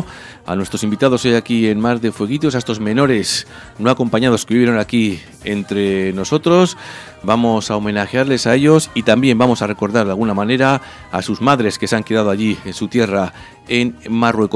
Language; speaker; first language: Spanish; native; Spanish